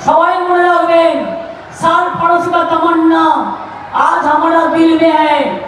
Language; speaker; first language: Hindi; non-native, local second language; Bangla